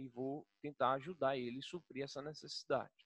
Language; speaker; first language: Portuguese; native; Portuguese